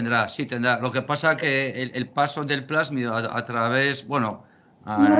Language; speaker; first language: Spanish; native; Spanish